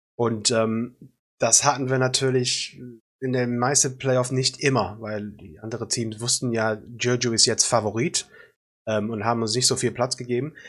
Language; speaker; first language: German; non-native, fluent; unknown